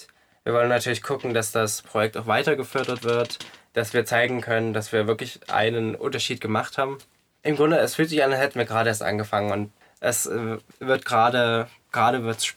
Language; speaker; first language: German; native; German